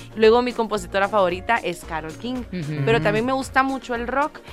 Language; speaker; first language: Spanish; native; Spanish